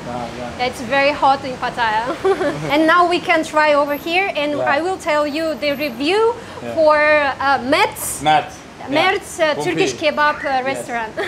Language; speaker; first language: English; non-native, fluent; Kazakh